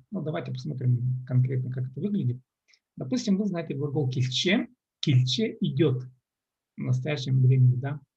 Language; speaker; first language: Russian; non-native, local second language; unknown